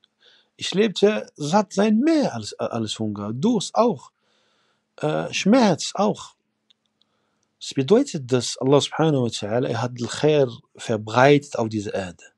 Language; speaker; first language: German; non-native, fluent; Arabic